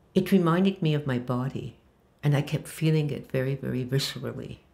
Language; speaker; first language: English; early bilingual, other home language; Hebrew